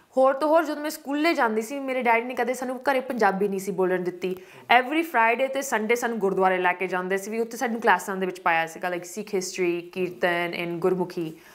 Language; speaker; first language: Punjabi; early bilingual, heritage; Punjabi